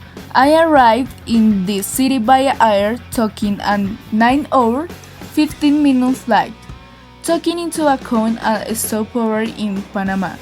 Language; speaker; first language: English; non-native, learner; Spanish